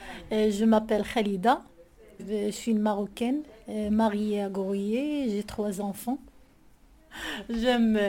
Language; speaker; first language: French; non-native, learner; Arabic